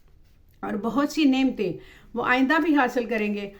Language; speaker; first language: Urdu; native; Urdu